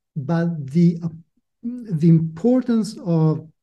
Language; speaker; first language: English; non-native, fluent; Italian